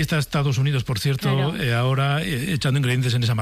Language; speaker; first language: Spanish; native; Spanish